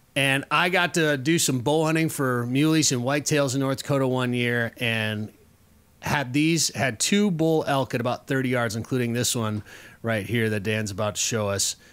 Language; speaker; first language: English; native; English